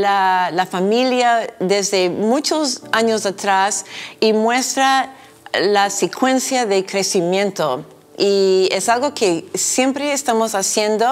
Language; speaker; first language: Spanish; non-native, fluent; English